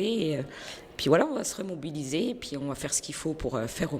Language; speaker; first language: French; native; French